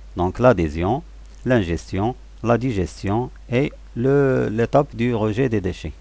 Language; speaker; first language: French; non-native, local second language; Arabic